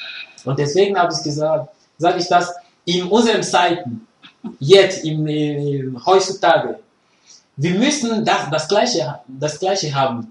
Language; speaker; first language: German; non-native, fluent; French